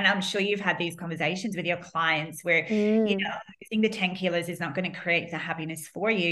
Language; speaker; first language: English; native; English